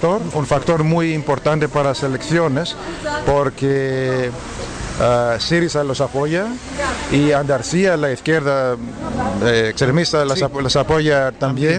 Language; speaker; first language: Spanish; non-native, fluent; Greek